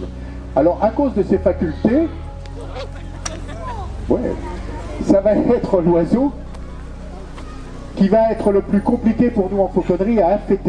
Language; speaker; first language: French; native; French